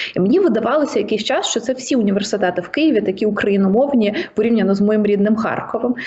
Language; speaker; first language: Ukrainian; native; Ukrainian